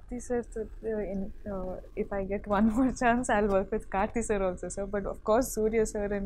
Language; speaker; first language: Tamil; non-native, learner; Kodava